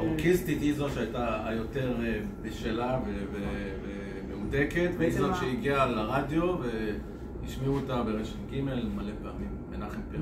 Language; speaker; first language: Hebrew; native; Hebrew